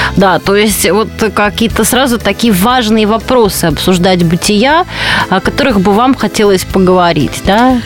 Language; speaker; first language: Russian; native; Russian